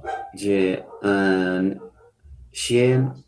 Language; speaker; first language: French; non-native, learner; Spanish